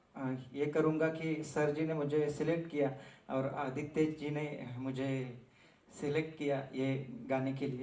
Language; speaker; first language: Hindi; non-native, local second language; Marathi